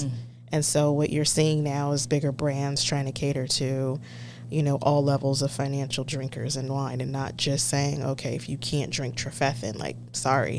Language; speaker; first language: English; native; English